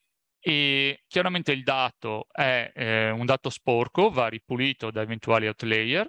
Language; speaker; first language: Italian; native; Italian